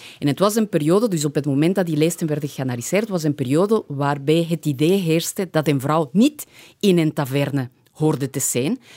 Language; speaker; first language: Dutch; non-native, fluent; Spanish